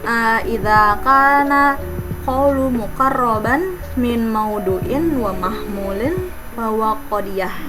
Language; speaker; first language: Arabic; non-native, learner; Indonesian